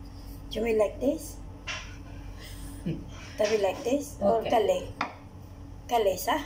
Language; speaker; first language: English; non-native, learner; Filipino